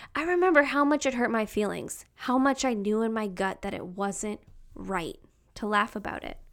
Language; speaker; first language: English; native; English